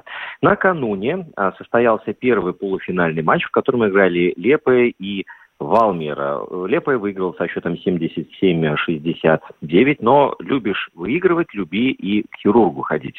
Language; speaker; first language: Russian; native; Russian